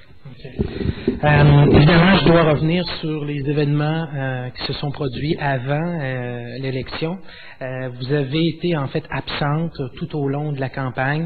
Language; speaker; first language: French; native; French